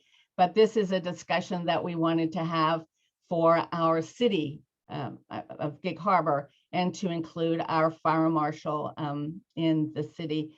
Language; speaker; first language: English; native; English